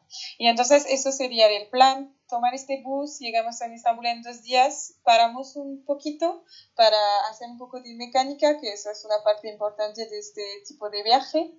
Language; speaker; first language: Spanish; non-native, fluent; French